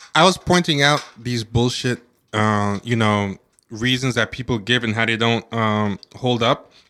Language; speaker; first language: English; native; English